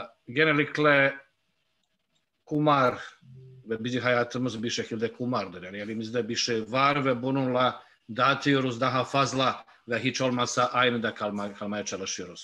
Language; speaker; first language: Turkish; non-native, fluent; Bosnian